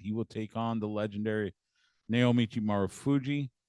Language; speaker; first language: English; native; English